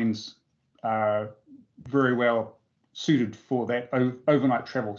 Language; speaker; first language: English; native; English